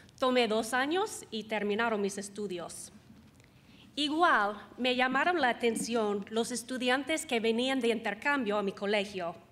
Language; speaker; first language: Spanish; non-native, fluent; English